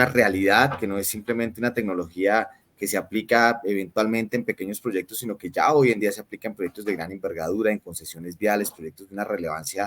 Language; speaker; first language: Spanish; native; Spanish